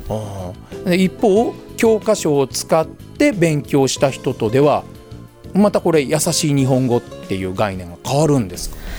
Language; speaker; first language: Japanese; native; Japanese